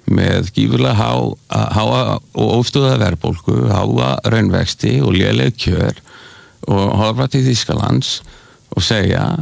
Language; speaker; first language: Icelandic; native; Icelandic